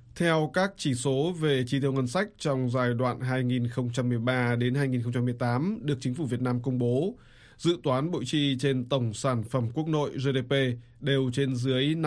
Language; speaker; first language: Vietnamese; native; Vietnamese